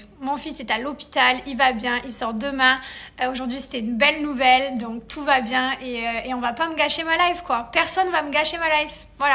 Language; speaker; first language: French; native; French